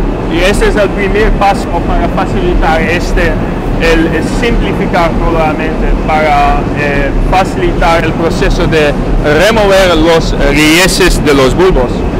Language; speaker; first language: Spanish; non-native, learner; Dutch